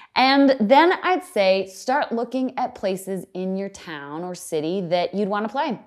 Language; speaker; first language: English; native; English